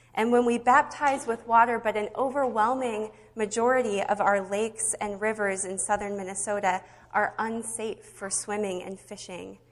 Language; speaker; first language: English; native; English